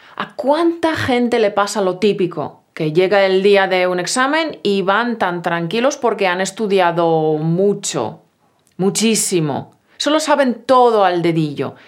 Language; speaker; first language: Spanish; native; Spanish